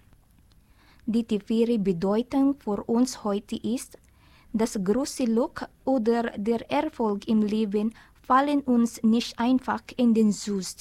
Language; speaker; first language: German; non-native, learner; Filipino